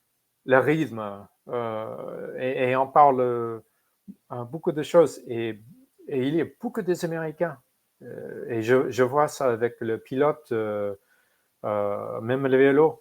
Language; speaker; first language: French; non-native, fluent; English